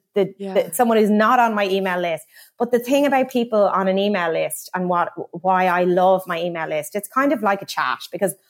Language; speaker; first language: English; native; English